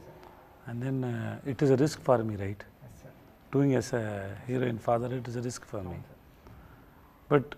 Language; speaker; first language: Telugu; non-native, learner; Tamil